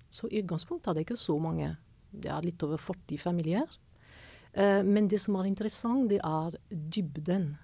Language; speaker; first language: Norwegian; non-native, fluent; French